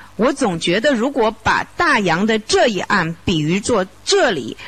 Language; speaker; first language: Chinese; native; Chinese